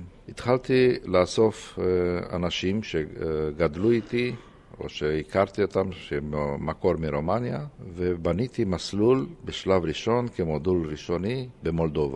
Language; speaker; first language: Hebrew; non-native, fluent; Romanian